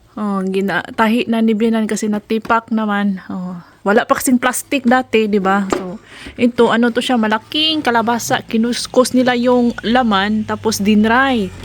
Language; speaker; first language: Filipino; non-native, local second language; Cebuano